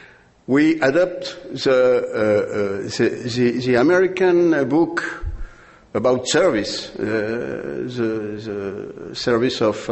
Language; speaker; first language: English; non-native, learner; French